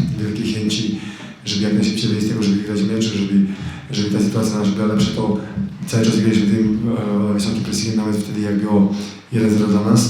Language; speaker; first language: Polish; non-native, fluent; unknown